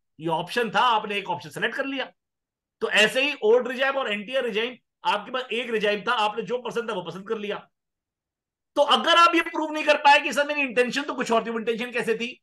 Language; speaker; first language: Hindi; non-native, local second language; Punjabi